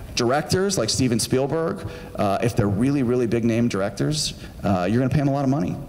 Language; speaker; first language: English; native; English